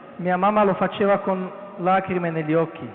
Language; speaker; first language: Italian; non-native, fluent; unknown